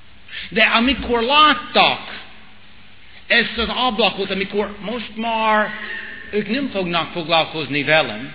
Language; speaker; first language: Hungarian; non-native, fluent; English